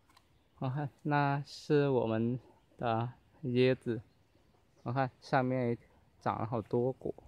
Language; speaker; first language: Chinese; early bilingual, heritage; Chinese